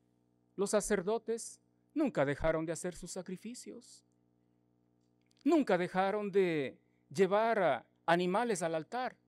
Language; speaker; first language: Spanish; native; Spanish